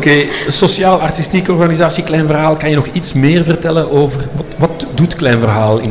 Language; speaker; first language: Dutch; native; Dutch